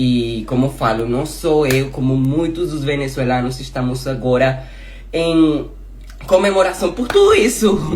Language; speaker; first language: Portuguese; non-native, fluent; Spanish